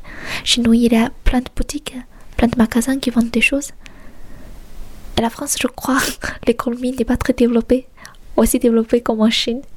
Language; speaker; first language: French; non-native, fluent; Chinese